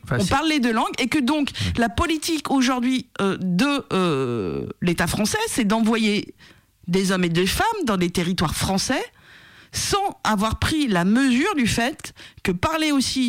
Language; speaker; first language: French; native; French